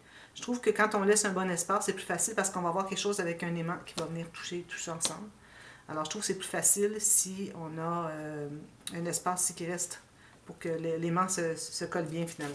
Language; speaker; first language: French; native; French